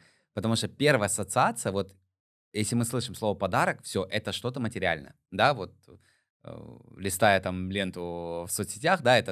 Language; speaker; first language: Russian; native; Russian